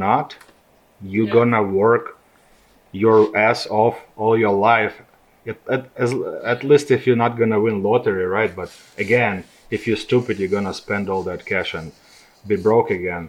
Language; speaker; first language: English; non-native, fluent; Ukrainian